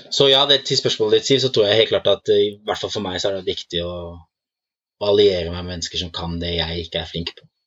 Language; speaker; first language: Norwegian; native; Norwegian